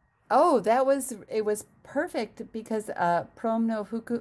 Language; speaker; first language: English; native; English